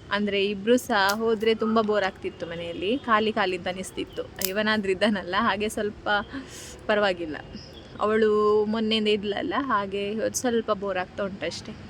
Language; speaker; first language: Kannada; non-native, local second language; Tulu